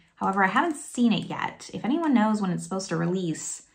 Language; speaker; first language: English; native; English